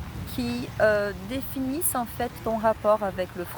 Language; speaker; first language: French; non-native, fluent; Portuguese